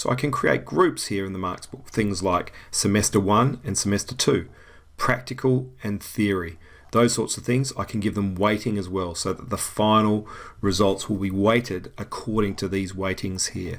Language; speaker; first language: English; native; English